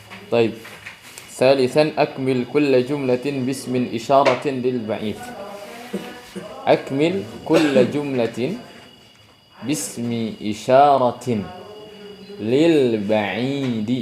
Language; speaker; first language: Arabic; non-native, fluent; Indonesian